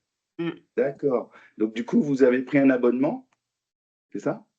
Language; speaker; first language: French; native; French